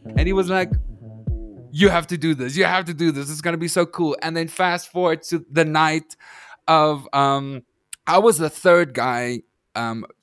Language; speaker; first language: English; non-native, local second language; Afrikaans